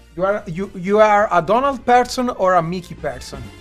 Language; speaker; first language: English; non-native, learner; Italian